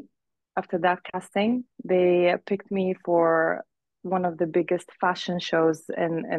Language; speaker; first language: English; non-native, fluent; Uzbek